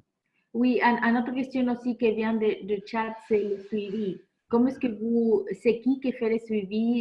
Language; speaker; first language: French; non-native, fluent; Spanish